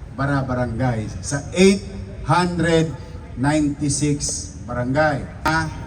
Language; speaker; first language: Filipino; native; Filipino